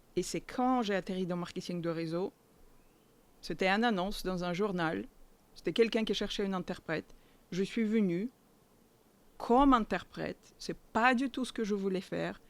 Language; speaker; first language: French; non-native, fluent; Russian